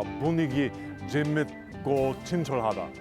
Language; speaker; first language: Korean; non-native, learner; English